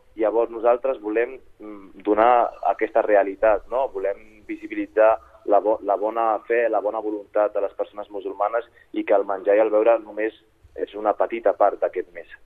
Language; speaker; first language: Catalan; early bilingual, other home language; Arabic